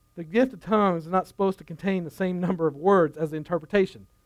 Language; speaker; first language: English; native; English